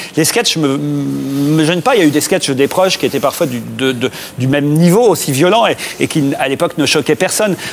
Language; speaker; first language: French; native; French